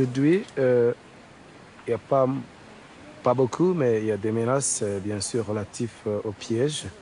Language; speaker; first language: French; non-native, local second language; Kinyarwanda